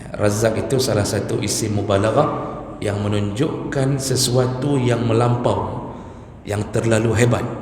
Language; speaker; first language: Malay; non-native, local second language; Achinese